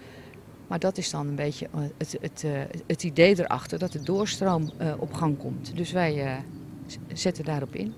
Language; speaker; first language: Dutch; native; Dutch